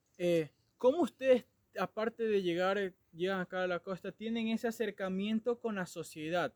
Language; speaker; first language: Spanish; native; Spanish